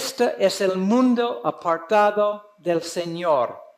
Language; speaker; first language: Spanish; non-native, fluent; English